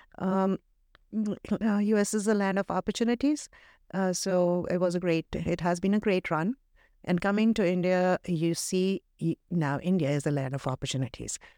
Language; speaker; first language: English; non-native, local second language; Hindi